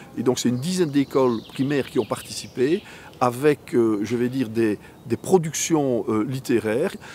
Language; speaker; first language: French; native; French